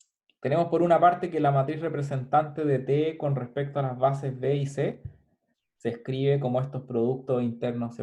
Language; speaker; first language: Spanish; native; Spanish